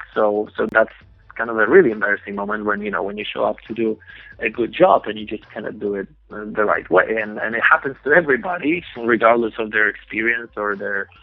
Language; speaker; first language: English; non-native, fluent; Polish